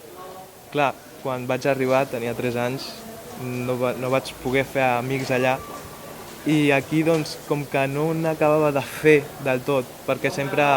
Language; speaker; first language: Catalan; early bilingual, other home language; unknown